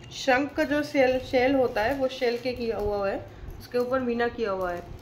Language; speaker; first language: Hindi; non-native, local second language; Bangla